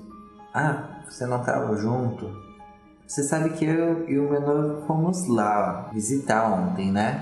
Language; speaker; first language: Portuguese; native; Portuguese